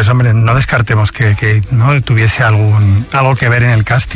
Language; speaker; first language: Spanish; native; Spanish